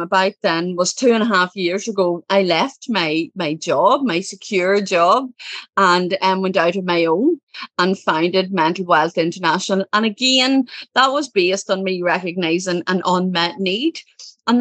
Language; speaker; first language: English; native; English